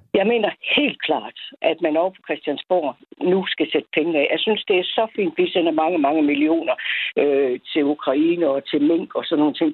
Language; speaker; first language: Danish; native; Danish